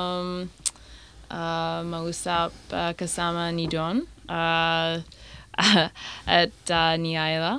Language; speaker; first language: Filipino; non-native, learner; English